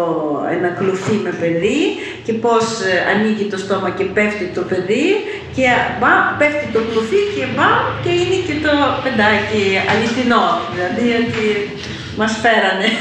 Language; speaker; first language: Greek; non-native, fluent; Ukrainian